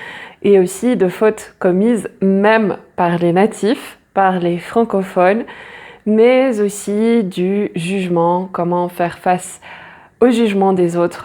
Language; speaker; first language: French; native; French